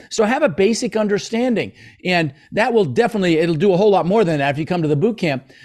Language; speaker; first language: English; early bilingual, other home language; Dutch